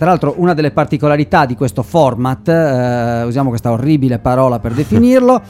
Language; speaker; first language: Italian; native; Italian